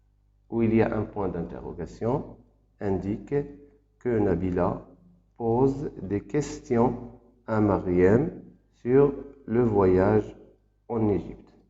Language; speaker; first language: French; non-native, local second language; Arabic